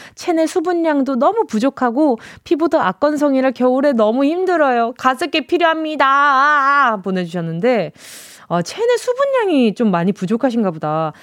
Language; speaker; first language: Korean; native; Korean